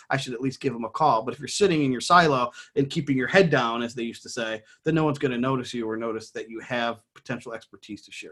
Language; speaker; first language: English; native; English